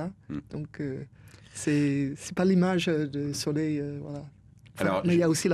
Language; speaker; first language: French; non-native, fluent; English